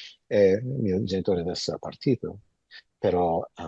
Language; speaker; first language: Italian; early bilingual, heritage; Italian